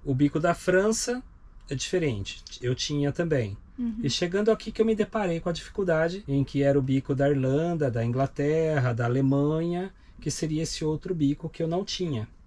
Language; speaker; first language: Portuguese; native; Portuguese